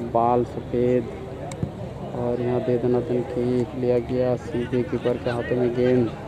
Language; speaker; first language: Hindi; native; Hindi